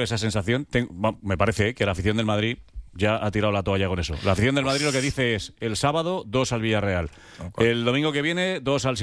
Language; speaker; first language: Spanish; native; Spanish